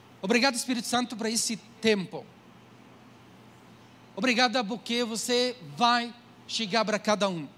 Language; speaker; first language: Portuguese; non-native, learner; Arabic